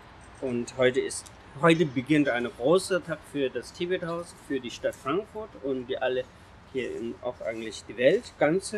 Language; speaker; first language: German; non-native, fluent; Tibetan